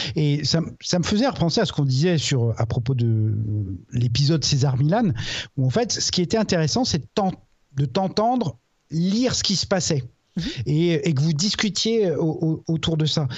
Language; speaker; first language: French; native; French